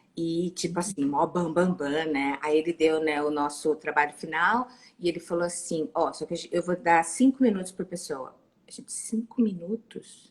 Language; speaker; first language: Portuguese; native; Portuguese